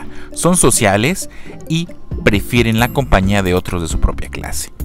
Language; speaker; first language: Spanish; native; Spanish